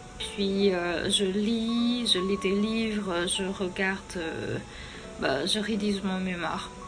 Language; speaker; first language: French; non-native, fluent; Chinese